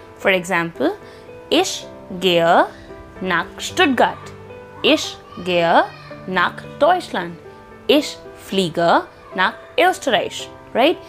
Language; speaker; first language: German; non-native, fluent; Hindi